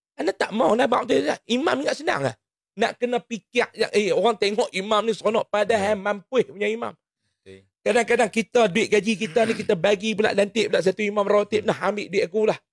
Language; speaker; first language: Malay; native; Malay